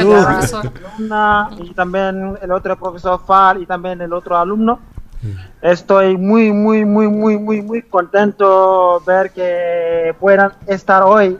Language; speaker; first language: Spanish; non-native, fluent; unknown